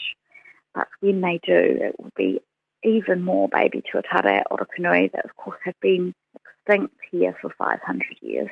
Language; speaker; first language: English; native; English